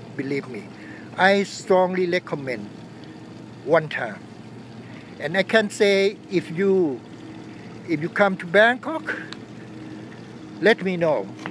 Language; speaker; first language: English; non-native, learner; Thai